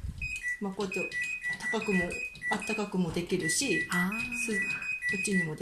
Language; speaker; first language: Japanese; native; Japanese